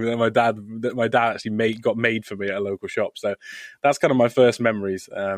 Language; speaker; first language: English; native; English